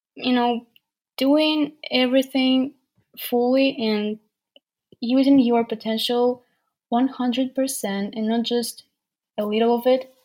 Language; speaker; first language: English; non-native, fluent; Ukrainian